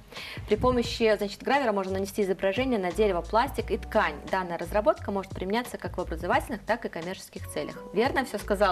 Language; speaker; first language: Russian; native; Russian